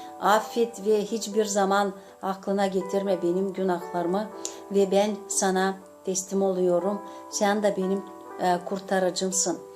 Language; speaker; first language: Turkish; non-native, fluent; Gagauz